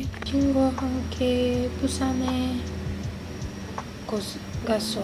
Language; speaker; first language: Korean; non-native, learner; Russian